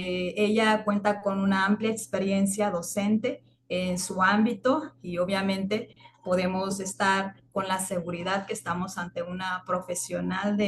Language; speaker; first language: Spanish; native; Spanish